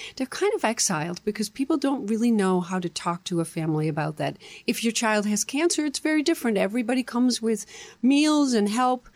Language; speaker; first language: English; non-native, fluent; Dutch